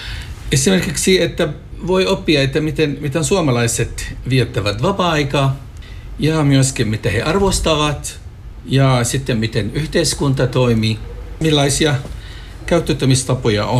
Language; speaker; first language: Finnish; non-native, fluent; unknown